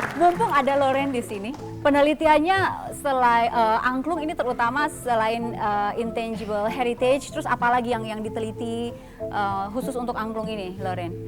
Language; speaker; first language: Indonesian; native; Indonesian